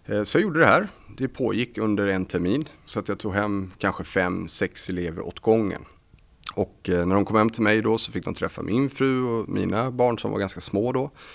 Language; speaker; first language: Swedish; native; Swedish